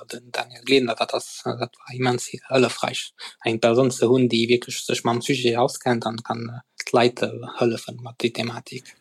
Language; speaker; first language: Luxembourgish; non-native, fluent; French